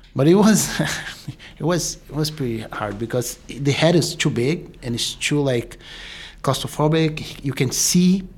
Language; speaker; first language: English; non-native, fluent; Portuguese